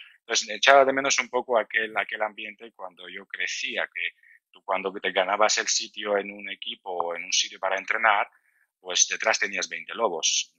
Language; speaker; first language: Spanish; non-native, fluent; Georgian